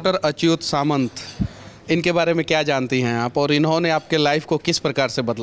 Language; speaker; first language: Hindi; native; Hindi